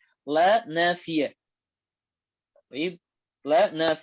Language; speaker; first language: Arabic; non-native, fluent; Indonesian